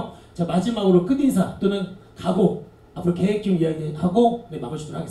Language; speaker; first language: Korean; native; Korean